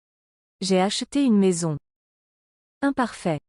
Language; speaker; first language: French; non-native, learner; English